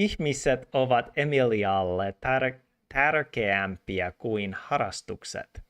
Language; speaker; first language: Finnish; non-native, learner; English